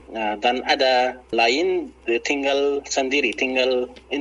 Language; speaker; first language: Indonesian; non-native, learner; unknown